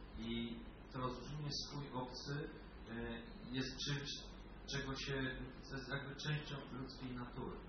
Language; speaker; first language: Polish; native; Polish